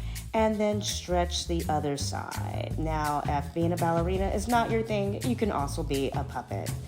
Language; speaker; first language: English; native; English